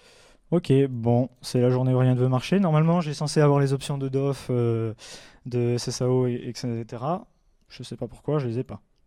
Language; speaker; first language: French; native; French